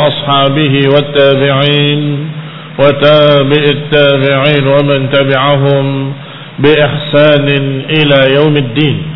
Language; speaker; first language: Arabic; non-native, fluent; Indonesian